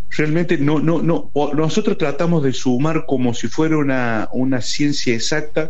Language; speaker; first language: Spanish; native; Spanish